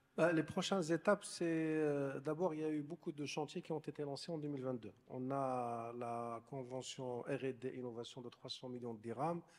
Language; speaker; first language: French; non-native, local second language; Arabic